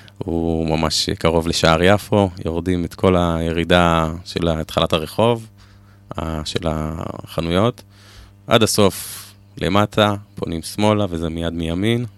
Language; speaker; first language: Hebrew; native; Hebrew